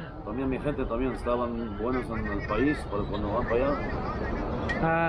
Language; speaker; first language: Spanish; non-native, learner; Arabic